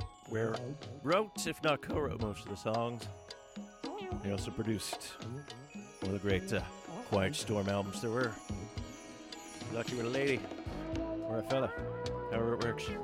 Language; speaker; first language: English; early bilingual, other home language; Finnish